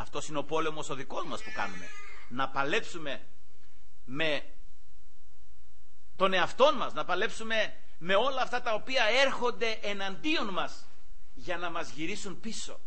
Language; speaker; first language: Greek; native; Greek